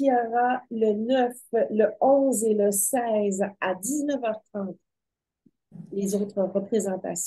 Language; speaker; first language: French; native; French